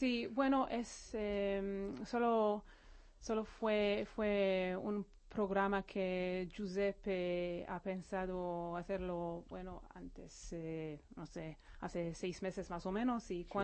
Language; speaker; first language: Spanish; non-native, fluent; Hebrew